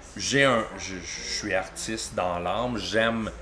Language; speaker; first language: French; native; French